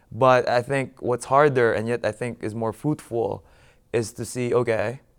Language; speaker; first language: English; non-native, local second language; Filipino